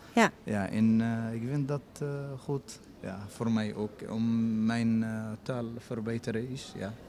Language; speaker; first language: Dutch; non-native, learner; Arabic